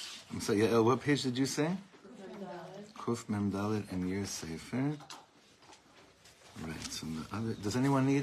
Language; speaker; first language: English; native; English